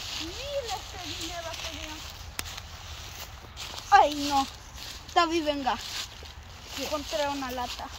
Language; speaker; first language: Spanish; early bilingual, heritage; Spanish